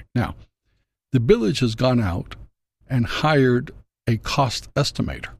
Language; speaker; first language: English; non-native, fluent; Spanish